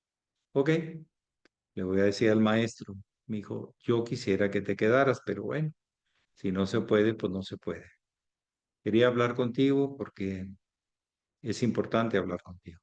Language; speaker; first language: Spanish; native; Spanish